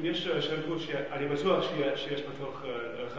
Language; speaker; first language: Hebrew; non-native, learner; English